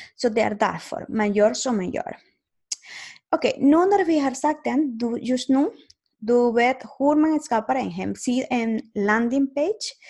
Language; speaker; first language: Swedish; non-native, fluent; Spanish